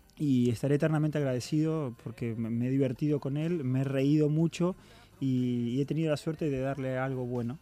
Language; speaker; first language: Spanish; native; Spanish